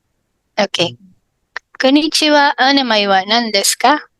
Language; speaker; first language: Japanese; non-native, learner; Filipino